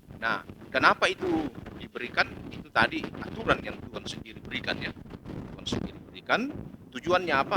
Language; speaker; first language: Indonesian; native; Indonesian